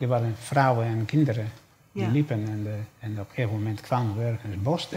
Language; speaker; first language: Dutch; non-native, fluent; Polish